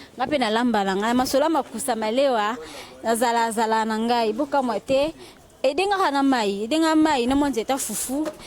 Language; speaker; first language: Lingala; non-native, local second language; Luba-Lulua